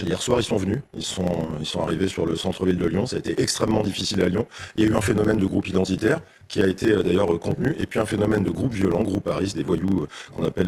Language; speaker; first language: French; native; French